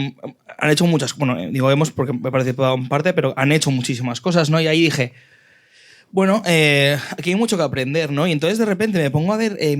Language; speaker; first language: Spanish; native; Spanish